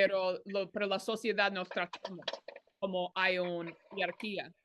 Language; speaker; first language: Spanish; non-native, fluent; English